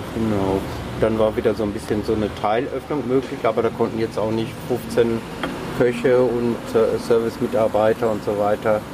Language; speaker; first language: German; native; German